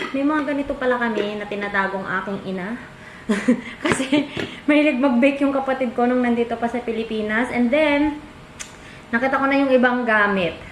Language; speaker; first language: Filipino; non-native, local second language; Iloko